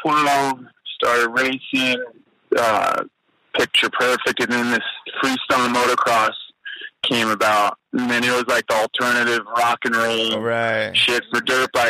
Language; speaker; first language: English; native; English